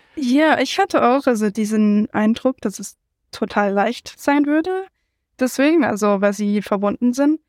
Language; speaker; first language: German; non-native, fluent; English